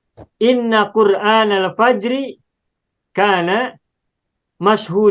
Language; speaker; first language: Arabic; non-native, fluent; Indonesian